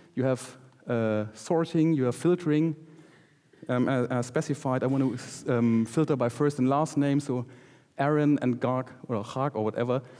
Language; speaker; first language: English; non-native, fluent; German